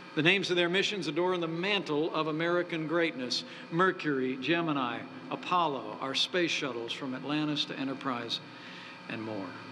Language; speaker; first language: English; native; English